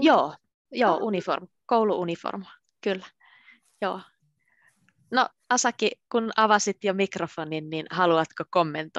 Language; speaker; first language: Finnish; native; Finnish